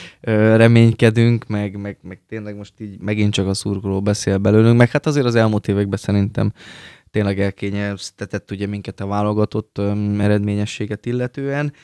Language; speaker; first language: Hungarian; native; Hungarian